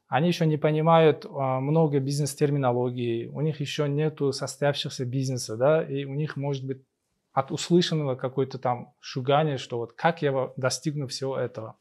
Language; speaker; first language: Russian; non-native, local second language; Uzbek